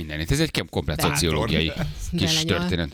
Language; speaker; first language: Hungarian; native; Hungarian